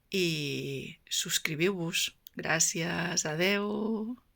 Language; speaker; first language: Catalan; native; Catalan